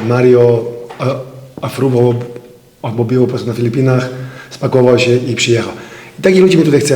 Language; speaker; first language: Polish; non-native, fluent; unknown